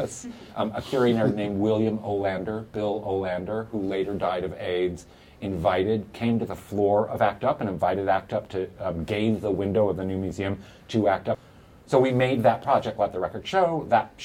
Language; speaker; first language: English; native; English